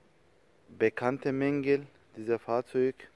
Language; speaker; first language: German; non-native, learner; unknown